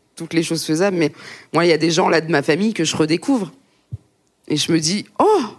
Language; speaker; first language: French; native; French